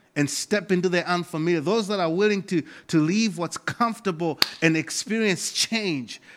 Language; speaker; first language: English; non-native, local second language; Nyanja